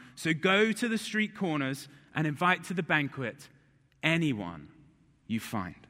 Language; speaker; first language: English; native; English